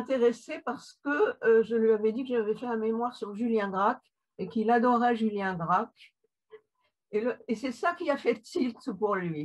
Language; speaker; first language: French; native; French